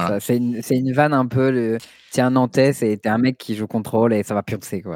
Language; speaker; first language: French; native; French